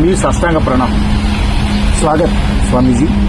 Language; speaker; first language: Hindi; non-native, local second language; Telugu